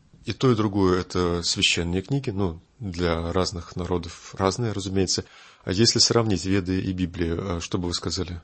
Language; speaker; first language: Russian; native; Russian